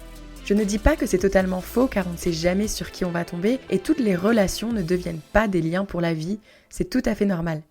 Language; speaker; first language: French; native; French